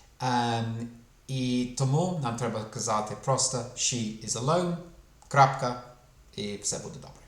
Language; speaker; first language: Ukrainian; non-native, fluent; English